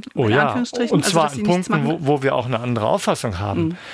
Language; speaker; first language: German; native; German